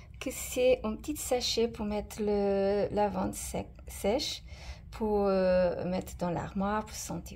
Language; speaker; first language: French; non-native, fluent; Portuguese